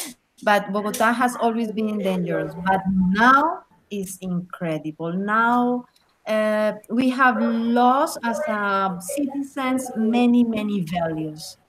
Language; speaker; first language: English; non-native, learner; Spanish